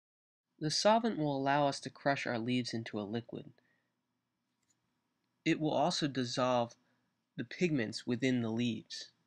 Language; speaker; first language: English; native; English